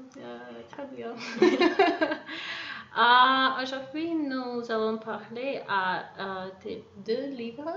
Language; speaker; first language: French; non-native, learner; Russian